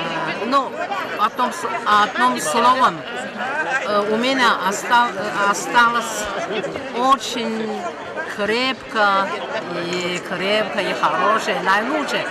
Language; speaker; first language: Russian; non-native, learner; Chinese